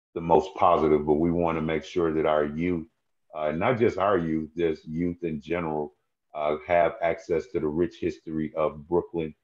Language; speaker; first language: English; native; English